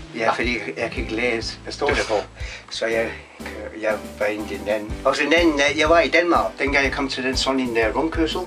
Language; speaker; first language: Danish; non-native, learner; Polish